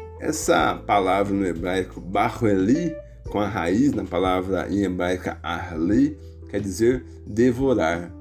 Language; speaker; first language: Portuguese; native; Portuguese